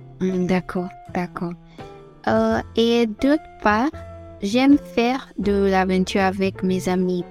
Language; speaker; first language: French; non-native, learner; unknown